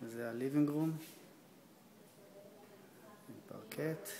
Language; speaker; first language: Hebrew; native; Hebrew